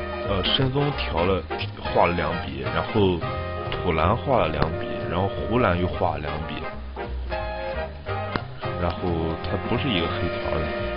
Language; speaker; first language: Chinese; native; Chinese